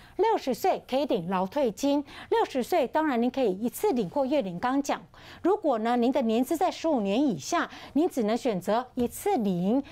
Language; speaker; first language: Chinese; native; Chinese